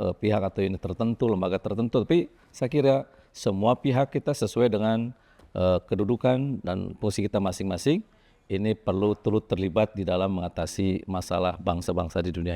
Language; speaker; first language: Indonesian; native; Indonesian